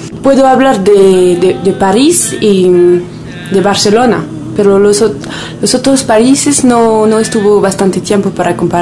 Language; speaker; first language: Spanish; non-native, fluent; French